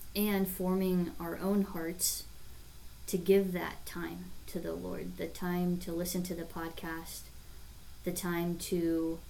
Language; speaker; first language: English; native; English